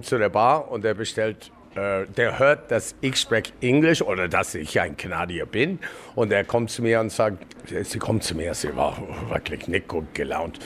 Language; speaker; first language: German; non-native, learner; English